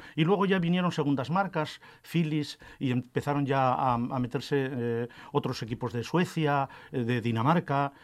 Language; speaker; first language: Spanish; native; Spanish